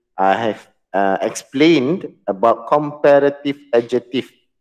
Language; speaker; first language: English; non-native, local second language; Malay